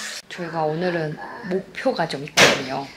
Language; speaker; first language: Korean; native; Korean